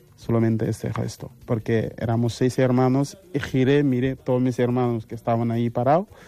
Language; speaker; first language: Spanish; non-native, fluent; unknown